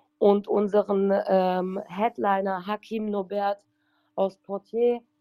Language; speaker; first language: German; native; German